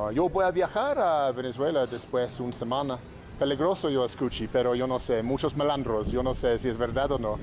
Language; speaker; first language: Spanish; non-native, learner; English